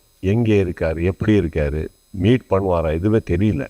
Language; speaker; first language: Tamil; non-native, learner; Kannada